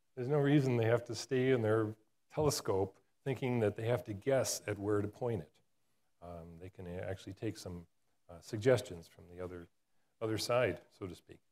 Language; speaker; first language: English; native; English